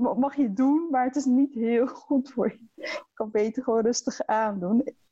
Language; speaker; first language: Dutch; native; Dutch